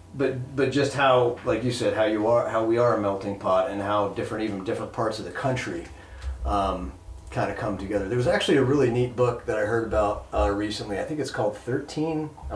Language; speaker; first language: English; native; English